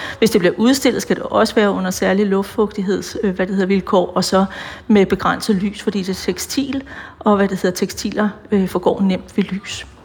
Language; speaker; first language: Danish; native; Danish